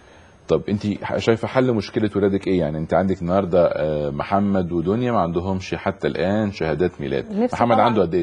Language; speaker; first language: Arabic; native; Arabic